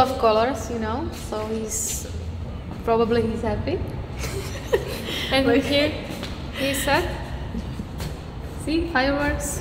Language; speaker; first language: English; non-native, learner; Czech